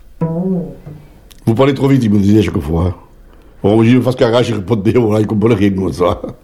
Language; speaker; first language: French; native; French